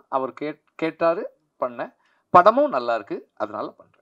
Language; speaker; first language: Tamil; native; Tamil